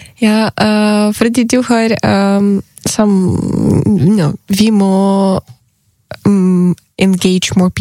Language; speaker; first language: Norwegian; non-native, learner; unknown